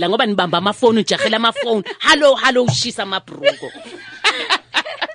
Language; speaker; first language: English; non-native, local second language; Zulu